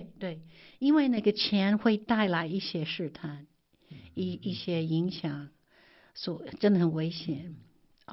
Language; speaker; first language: Chinese; non-native, fluent; English